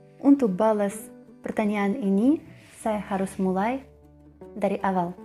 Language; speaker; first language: Indonesian; non-native, learner; Russian